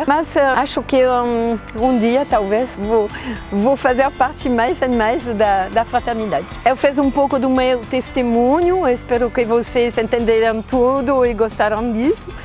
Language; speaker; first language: Portuguese; non-native, fluent; French